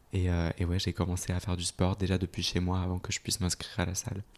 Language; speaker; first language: French; native; French